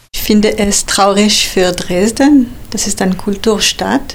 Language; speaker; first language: German; non-native, fluent; French